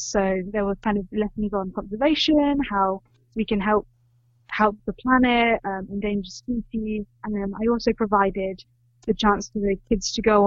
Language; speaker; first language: English; native; English